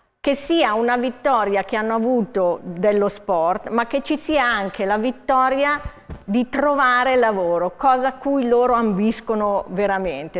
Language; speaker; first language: Italian; native; Italian